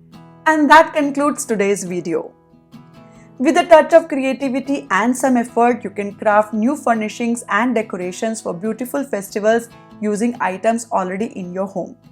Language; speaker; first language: English; non-native, local second language; Hindi